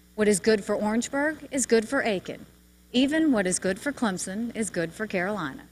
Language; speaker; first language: English; native; English